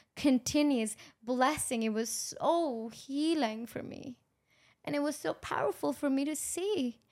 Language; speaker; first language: English; non-native, local second language; Urdu